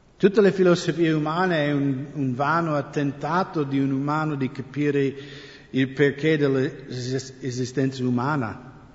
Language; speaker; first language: Italian; non-native, fluent; English